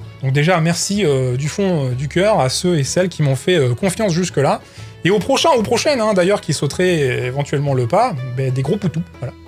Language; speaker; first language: French; native; French